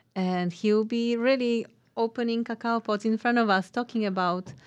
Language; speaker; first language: English; non-native, fluent; Polish